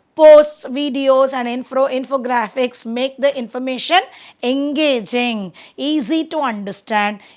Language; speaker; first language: English; non-native, local second language; Tamil